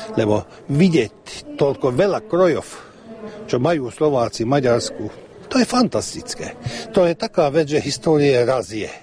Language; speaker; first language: Slovak; early bilingual, heritage; Slovak